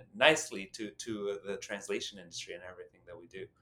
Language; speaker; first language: English; non-native, fluent; Albanian